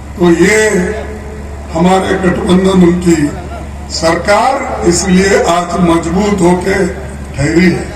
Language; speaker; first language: Hindi; non-native, local second language; Kannada